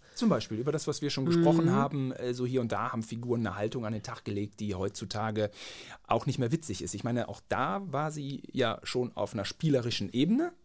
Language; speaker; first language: German; native; German